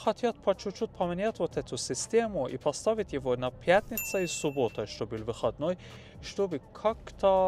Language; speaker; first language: Russian; non-native, fluent; Persian